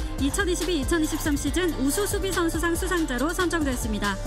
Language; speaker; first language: Korean; native; Korean